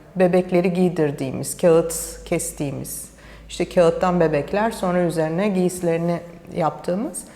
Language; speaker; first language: Turkish; early bilingual, heritage; Turkish